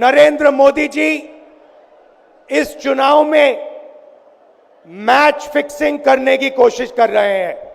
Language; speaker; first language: Hindi; native; Hindi